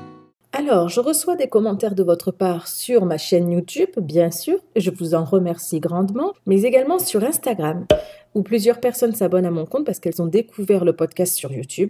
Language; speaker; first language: French; native; French